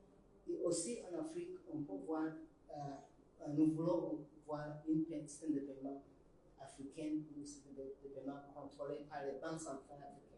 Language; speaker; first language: French; non-native, learner; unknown